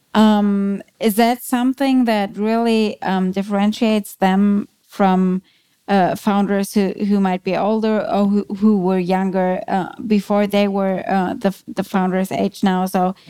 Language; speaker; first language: English; non-native, fluent; German